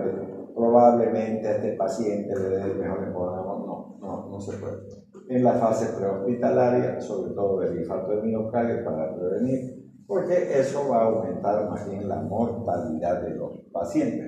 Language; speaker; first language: Spanish; native; Spanish